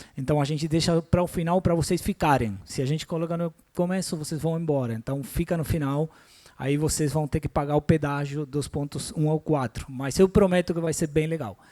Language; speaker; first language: Portuguese; non-native, fluent; Spanish